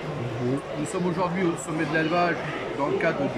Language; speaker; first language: French; native; French